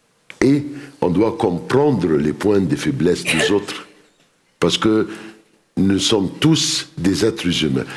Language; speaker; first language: French; non-native, fluent; Arabic